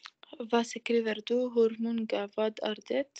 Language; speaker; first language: Swedish; non-native, learner; Arabic